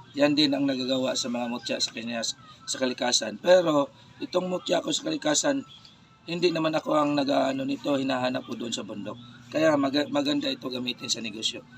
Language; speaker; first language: Filipino; non-native, local second language; Cebuano